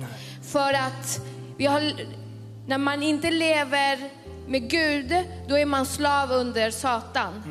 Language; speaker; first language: Swedish; early bilingual, other home language; Spanish